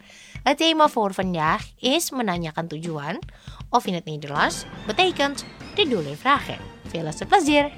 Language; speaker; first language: Dutch; non-native, fluent; Indonesian